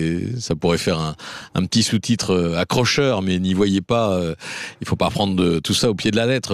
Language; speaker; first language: French; native; French